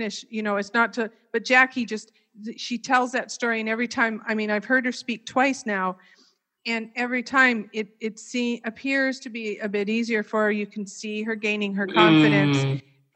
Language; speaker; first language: English; native; English